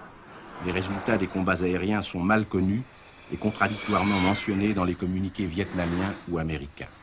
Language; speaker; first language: French; native; French